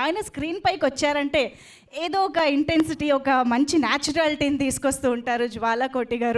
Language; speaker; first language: Telugu; native; Telugu